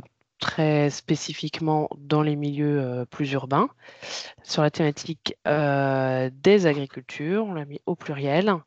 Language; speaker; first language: French; native; French